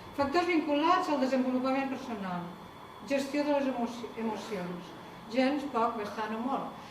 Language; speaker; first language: Catalan; native; Catalan